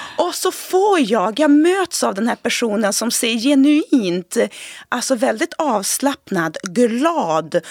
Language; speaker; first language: Swedish; early bilingual, other home language; Portuguese